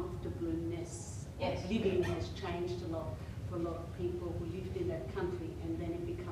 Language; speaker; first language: English; non-native, fluent; German